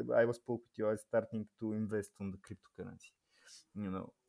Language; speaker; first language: English; non-native, learner; Bulgarian